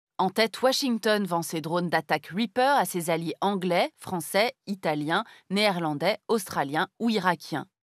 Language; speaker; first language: French; native; French